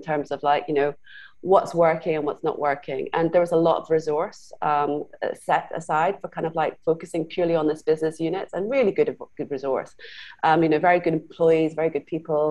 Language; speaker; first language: English; native; English